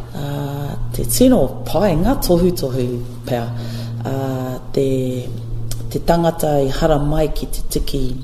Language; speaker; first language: Māori; non-native, local second language; English